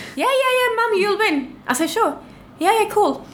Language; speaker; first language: English; non-native, fluent; Norwegian